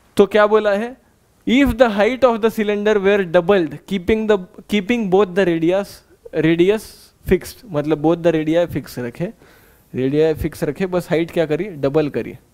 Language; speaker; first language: Hindi; non-native, local second language; Marathi